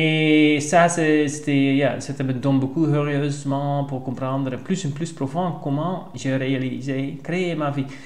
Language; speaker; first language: French; non-native, learner; Dutch